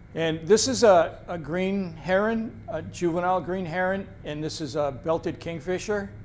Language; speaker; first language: English; native; English